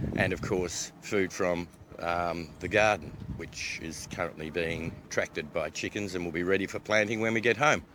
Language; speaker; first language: English; native; English